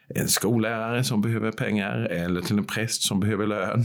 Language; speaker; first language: Swedish; native; Swedish